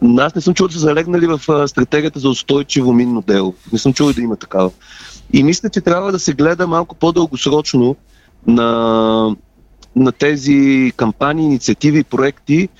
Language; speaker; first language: Bulgarian; native; Bulgarian